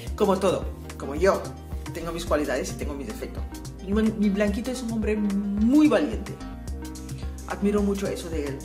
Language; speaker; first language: Spanish; non-native, fluent; Papiamento